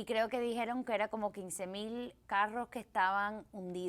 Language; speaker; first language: Spanish; early bilingual, heritage; Spanish